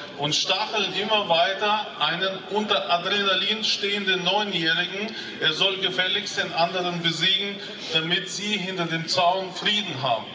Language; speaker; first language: German; non-native, fluent; Russian